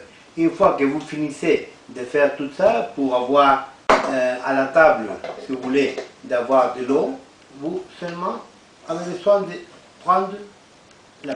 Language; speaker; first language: French; non-native, fluent; Spanish